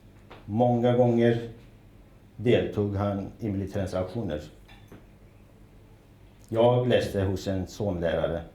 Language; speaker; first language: Swedish; non-native, fluent; Kurdish